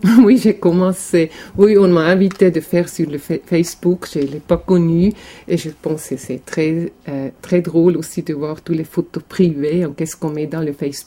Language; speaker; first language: French; non-native, local second language; German